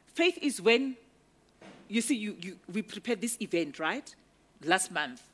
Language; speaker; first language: English; non-native, local second language; Northern Sotho